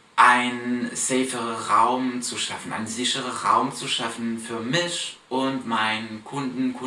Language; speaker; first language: German; non-native, fluent; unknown